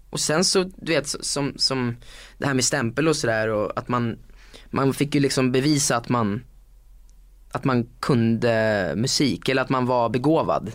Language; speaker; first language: Swedish; native; Swedish